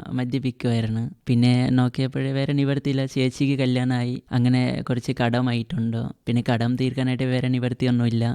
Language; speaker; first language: Malayalam; non-native, fluent; Assamese